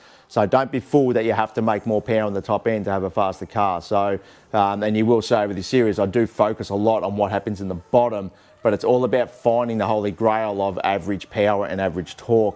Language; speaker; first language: English; native; English